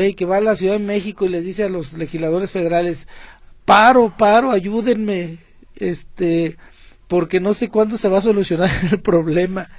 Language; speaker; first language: Spanish; native; Spanish